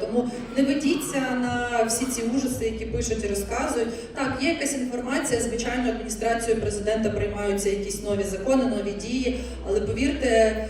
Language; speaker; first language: Ukrainian; non-native, local second language; Russian